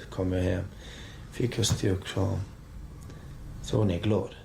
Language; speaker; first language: Swedish; early bilingual, other home language; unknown